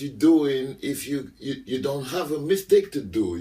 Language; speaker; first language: English; non-native, local second language; French